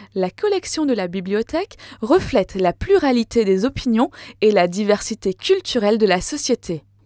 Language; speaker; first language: French; native; French